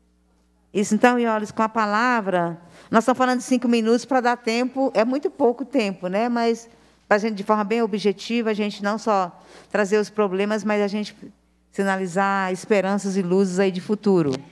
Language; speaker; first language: Portuguese; native; Portuguese